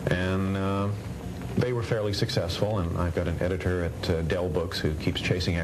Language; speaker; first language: English; native; English